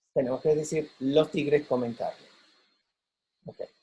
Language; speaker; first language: Spanish; non-native, fluent; English